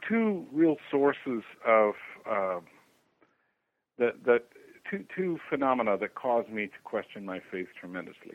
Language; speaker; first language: English; native; English